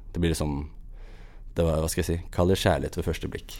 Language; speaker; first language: Norwegian; early bilingual, other home language; Arabic